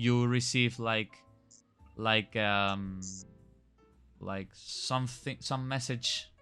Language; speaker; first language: English; non-native, fluent; Spanish